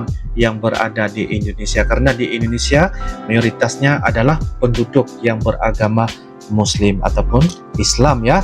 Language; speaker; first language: Indonesian; non-native, local second language; Malay